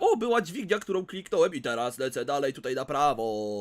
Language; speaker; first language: Polish; native; Polish